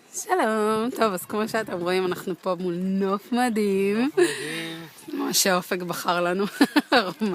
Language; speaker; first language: Hebrew; native; Hebrew